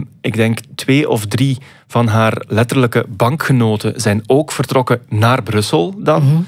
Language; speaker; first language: Dutch; native; Dutch